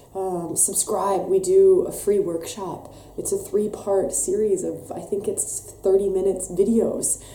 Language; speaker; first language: English; native; English